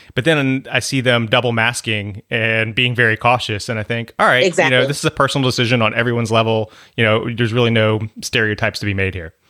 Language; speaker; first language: English; native; English